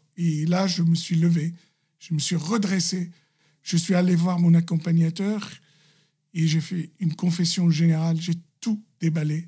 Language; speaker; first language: French; non-native, local second language; Arabic